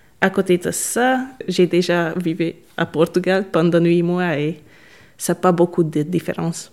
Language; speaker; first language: French; non-native, learner; Hungarian